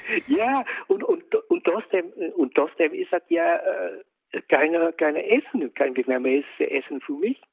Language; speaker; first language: German; non-native, learner; Vietnamese